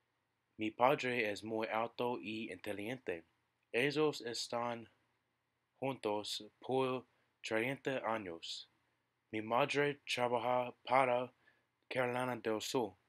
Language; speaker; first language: Spanish; non-native, learner; English